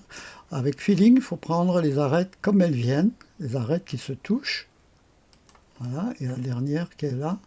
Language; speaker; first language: French; native; French